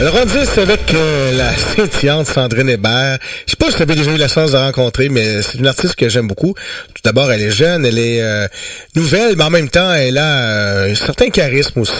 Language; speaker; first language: French; native; French